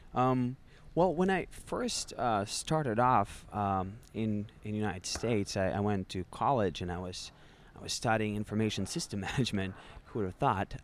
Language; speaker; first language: English; non-native, fluent; Russian